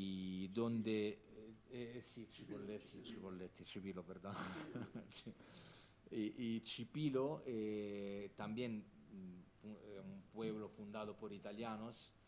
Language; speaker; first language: Spanish; non-native, fluent; Italian